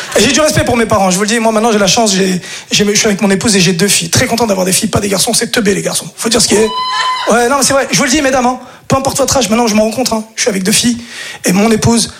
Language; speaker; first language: French; early bilingual, other home language; Arabic